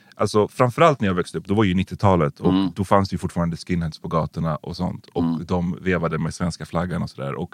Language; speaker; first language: Swedish; early bilingual, other home language; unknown